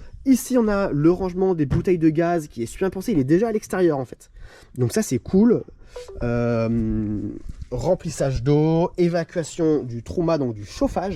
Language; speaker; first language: French; native; French